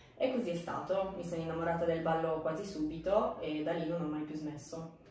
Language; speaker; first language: Italian; early bilingual, other home language; Romanian